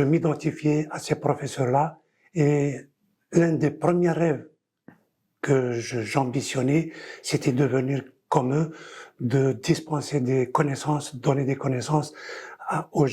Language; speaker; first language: French; non-native, local second language; Kabyle